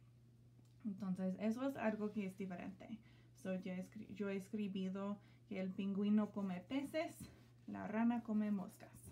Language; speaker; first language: Spanish; non-native, learner; English